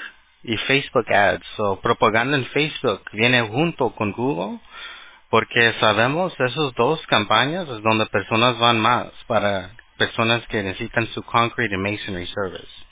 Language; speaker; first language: Spanish; early bilingual, heritage; Spanish